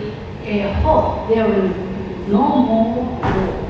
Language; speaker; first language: English; non-native, learner; Japanese